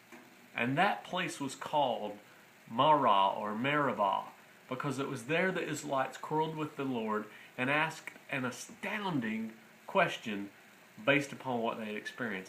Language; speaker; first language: English; native; English